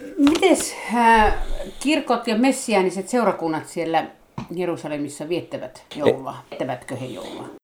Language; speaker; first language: Finnish; native; Finnish